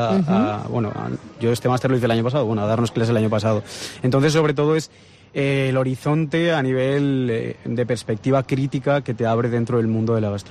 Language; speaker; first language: Spanish; native; Spanish